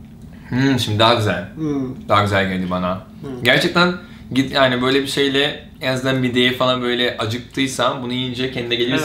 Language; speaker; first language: Turkish; non-native, fluent; Portuguese